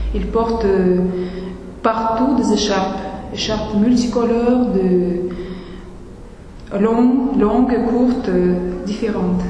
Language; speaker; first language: French; non-native, fluent; Russian